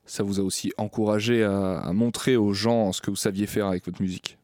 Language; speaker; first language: French; native; French